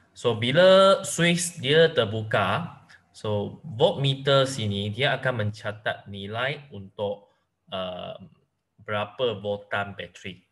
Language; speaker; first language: Malay; non-native, local second language; Chinese